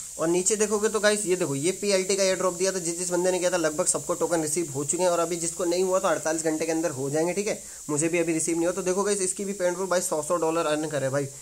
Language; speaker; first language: Hindi; native; Hindi